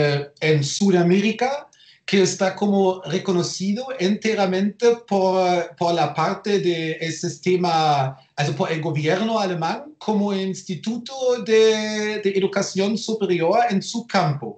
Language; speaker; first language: Spanish; non-native, fluent; German